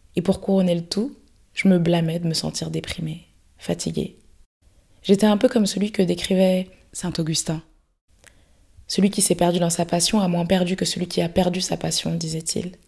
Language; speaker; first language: French; native; French